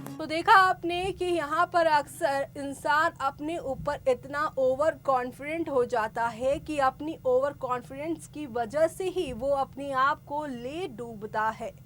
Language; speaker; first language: Hindi; native; Hindi